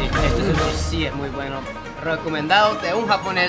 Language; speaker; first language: Spanish; non-native, fluent; Japanese